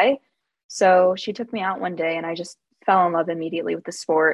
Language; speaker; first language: English; native; English